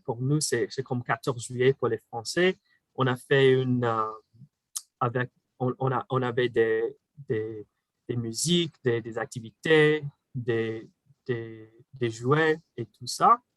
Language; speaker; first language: French; non-native, fluent; English